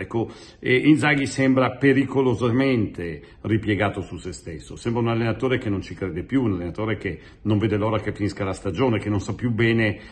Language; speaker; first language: Italian; native; Italian